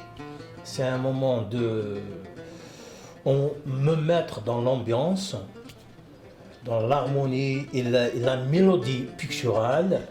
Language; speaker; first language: French; non-native, local second language; Kabyle